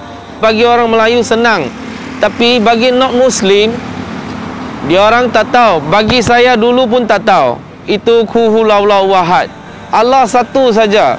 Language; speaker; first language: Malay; non-native, local second language; Min Nan Chinese